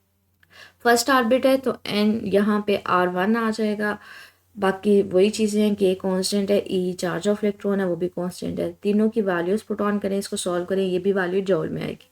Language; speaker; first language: Hindi; non-native, local second language; Punjabi